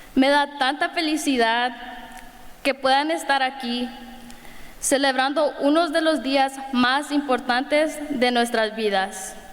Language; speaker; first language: Spanish; early bilingual, other home language; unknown